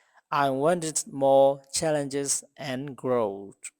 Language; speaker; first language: English; non-native, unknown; Burmese